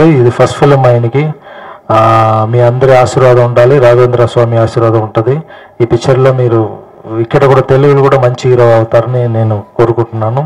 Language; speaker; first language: Telugu; non-native, fluent; Tamil